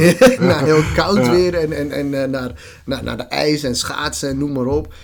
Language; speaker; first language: Dutch; early bilingual, other home language; Somali